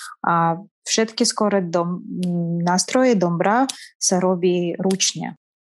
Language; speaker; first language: Slovak; non-native, fluent; Kazakh